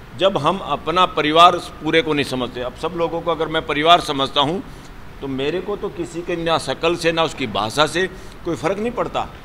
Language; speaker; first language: Hindi; native; Hindi